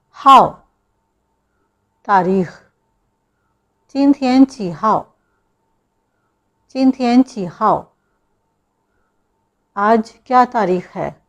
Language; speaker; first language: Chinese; non-native, fluent; Urdu